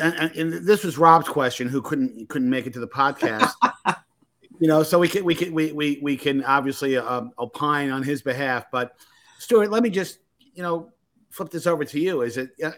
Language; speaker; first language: English; native; English